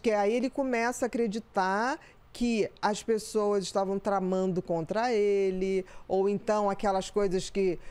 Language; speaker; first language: Portuguese; native; Portuguese